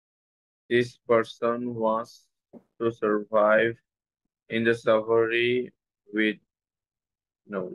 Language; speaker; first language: English; non-native, learner; Bangla